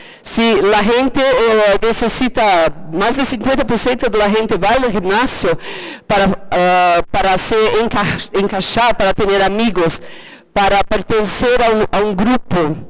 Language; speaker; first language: Spanish; non-native, fluent; Portuguese